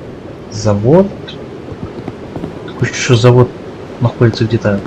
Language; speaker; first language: Russian; native; Russian